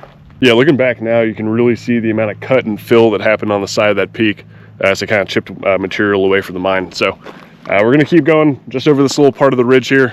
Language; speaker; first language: English; native; English